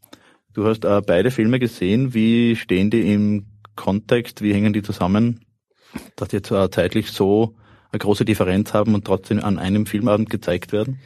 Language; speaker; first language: German; native; German